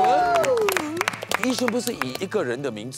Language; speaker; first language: Chinese; native; Chinese